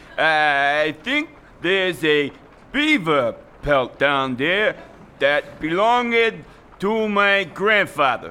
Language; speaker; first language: English; native; English